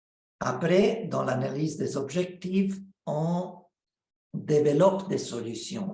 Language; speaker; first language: French; non-native, fluent; Italian